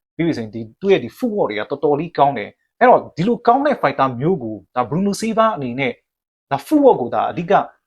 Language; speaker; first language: Burmese; native; Burmese